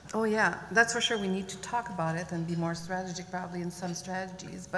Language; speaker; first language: English; non-native, fluent; French